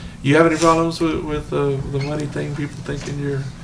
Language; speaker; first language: English; early bilingual, other home language; Spanish